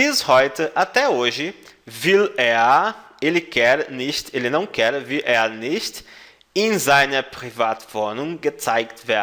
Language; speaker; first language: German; non-native, fluent; Portuguese